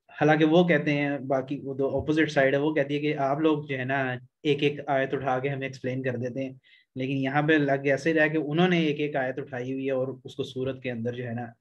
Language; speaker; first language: Urdu; native; Urdu